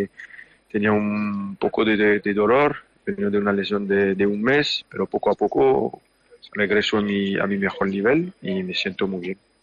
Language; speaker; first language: Spanish; non-native, fluent; French